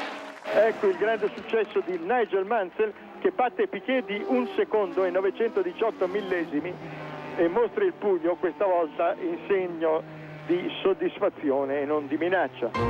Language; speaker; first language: Italian; native; Italian